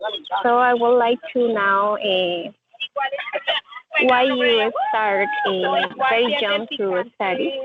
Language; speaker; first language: English; non-native, learner; Spanish